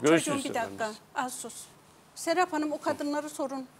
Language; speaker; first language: Turkish; native; Turkish